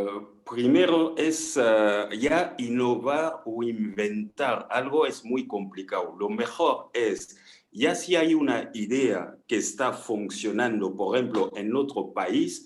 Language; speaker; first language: Spanish; non-native, fluent; French